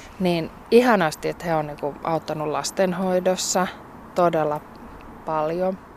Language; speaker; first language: Finnish; native; Finnish